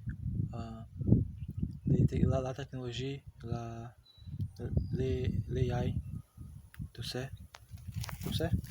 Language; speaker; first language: French; non-native, learner; Portuguese